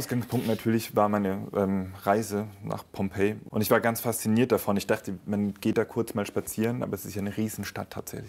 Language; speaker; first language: German; native; German